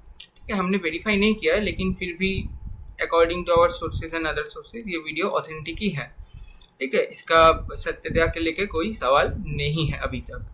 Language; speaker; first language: Hindi; non-native, local second language; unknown